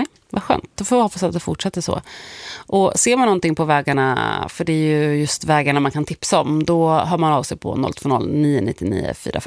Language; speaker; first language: Swedish; native; Swedish